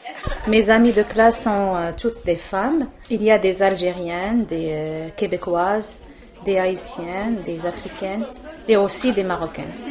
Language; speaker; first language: French; non-native, local second language; Arabic